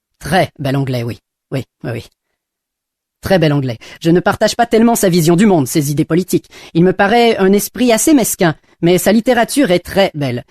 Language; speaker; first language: French; non-native, fluent; English